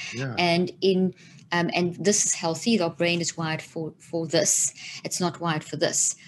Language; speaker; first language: English; native; English